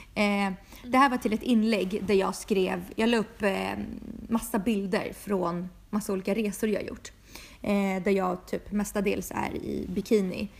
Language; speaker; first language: Swedish; early bilingual, other home language; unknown